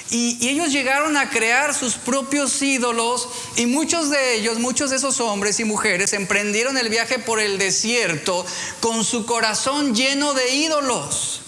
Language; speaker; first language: Spanish; native; Spanish